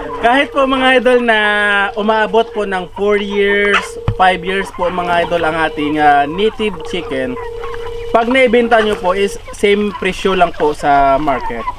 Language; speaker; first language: Filipino; native; Filipino